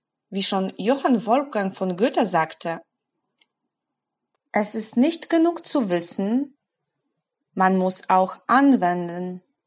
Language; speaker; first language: German; non-native, fluent; Polish